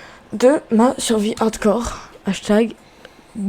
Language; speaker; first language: French; native; French